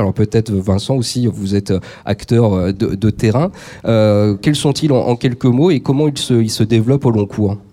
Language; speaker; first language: French; native; French